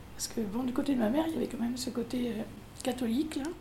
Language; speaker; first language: French; native; French